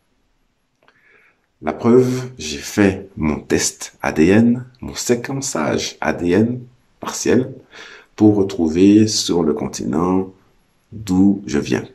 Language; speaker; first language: French; native; French